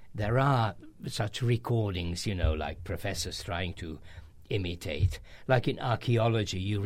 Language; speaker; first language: English; non-native, fluent; Hungarian